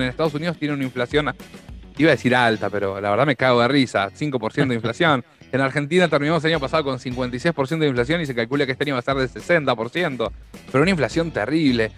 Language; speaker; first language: Spanish; native; Spanish